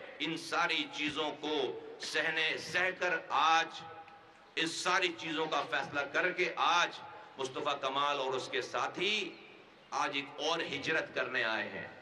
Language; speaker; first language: Urdu; native; Urdu